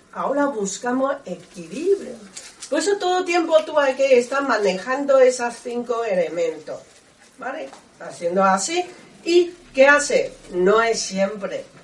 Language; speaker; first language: Spanish; non-native, learner; Chinese